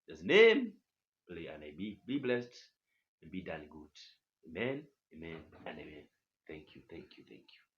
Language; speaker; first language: English; non-native, local second language; Swahili